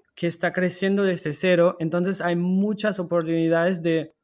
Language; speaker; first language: Spanish; non-native, fluent; German